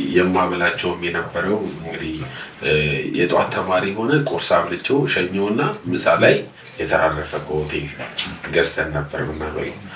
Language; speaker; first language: Amharic; native; Amharic